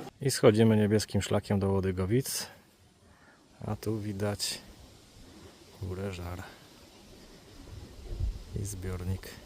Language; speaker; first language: Polish; native; Polish